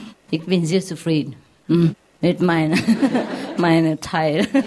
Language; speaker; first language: German; non-native, learner; Vietnamese